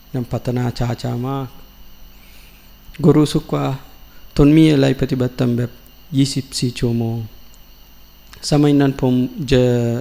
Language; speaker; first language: Thai; non-native, learner; Sinhala